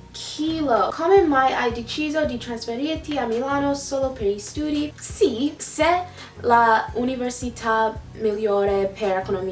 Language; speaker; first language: Italian; non-native, fluent; English